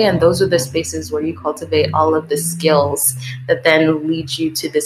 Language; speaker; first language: English; native; English